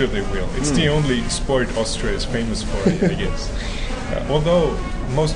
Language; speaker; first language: English; non-native, fluent; German